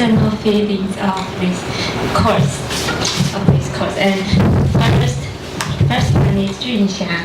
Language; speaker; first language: English; non-native, learner; Chinese